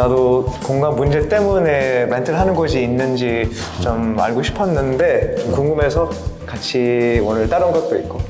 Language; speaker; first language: Korean; non-native, fluent; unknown